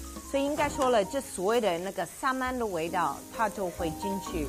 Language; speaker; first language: Chinese; non-native, fluent; English